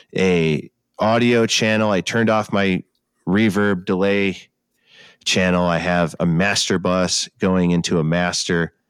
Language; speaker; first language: English; native; English